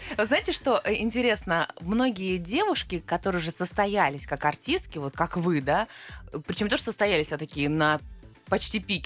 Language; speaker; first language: Russian; native; Russian